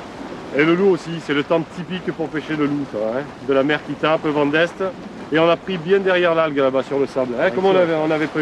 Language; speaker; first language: French; native; French